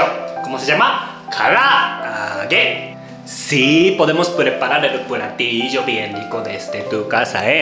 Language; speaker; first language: Spanish; non-native, fluent; Japanese